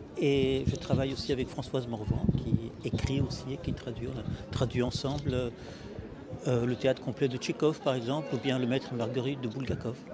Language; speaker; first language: French; early bilingual, other home language; Russian